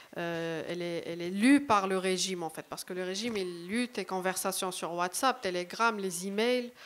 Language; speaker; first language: French; non-native, local second language; Arabic